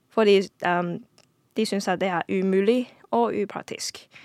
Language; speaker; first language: Norwegian; non-native, fluent; Cantonese